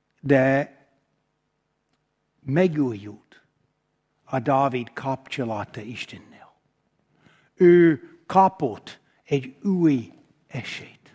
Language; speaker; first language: Hungarian; non-native, fluent; English